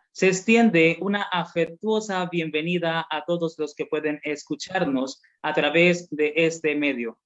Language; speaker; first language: Spanish; native; Spanish